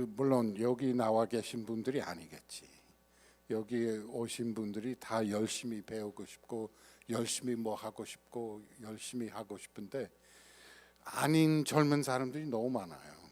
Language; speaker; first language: Korean; non-native, fluent; English